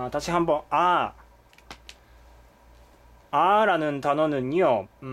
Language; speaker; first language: Korean; non-native, fluent; Japanese